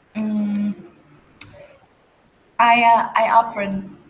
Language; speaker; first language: English; non-native, learner; Vietnamese